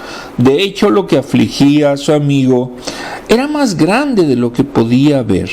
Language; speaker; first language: Spanish; native; Spanish